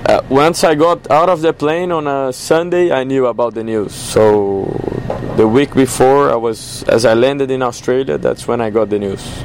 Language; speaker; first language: English; non-native, fluent; Portuguese